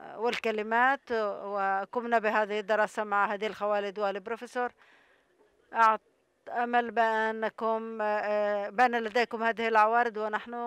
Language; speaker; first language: Arabic; non-native, local second language; Hebrew